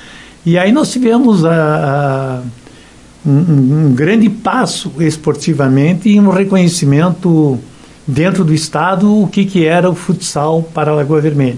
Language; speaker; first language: Portuguese; native; Portuguese